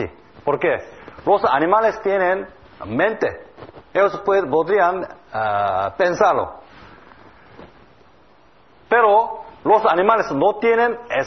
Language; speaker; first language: Spanish; non-native, learner; Korean